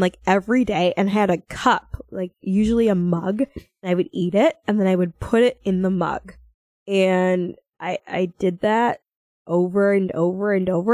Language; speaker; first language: English; native; English